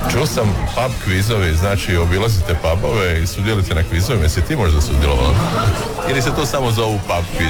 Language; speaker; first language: Serbian; native; Serbian